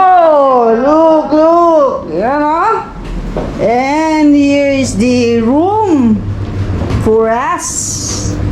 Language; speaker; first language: English; non-native, local second language; Filipino